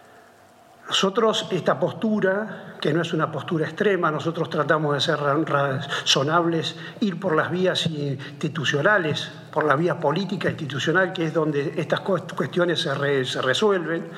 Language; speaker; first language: Spanish; native; Spanish